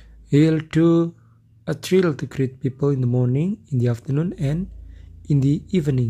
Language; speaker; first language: English; non-native, fluent; Indonesian